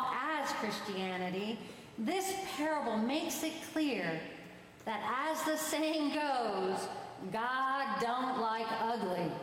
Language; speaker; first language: English; native; English